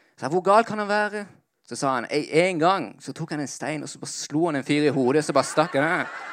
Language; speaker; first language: Norwegian; early bilingual, other home language; Spanish